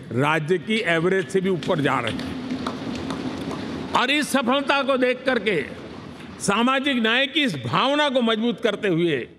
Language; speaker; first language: Hindi; non-native, local second language; Gujarati